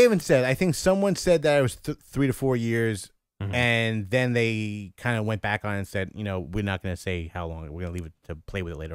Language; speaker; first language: English; native; English